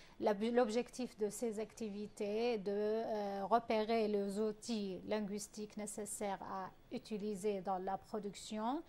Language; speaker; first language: French; non-native, fluent; Arabic